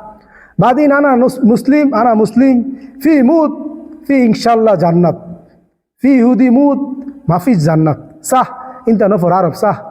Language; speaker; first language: Arabic; non-native, learner; Bangla